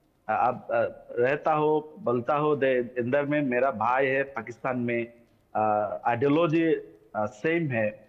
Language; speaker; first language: Hindi; non-native, learner; Bangla